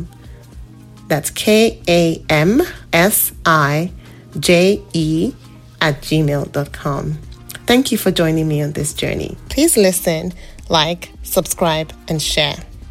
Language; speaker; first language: English; non-native, local second language; Igbo